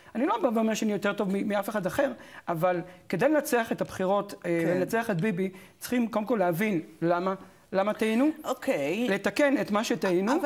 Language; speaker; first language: Hebrew; native; Hebrew